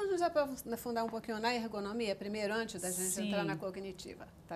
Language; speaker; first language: Portuguese; native; Portuguese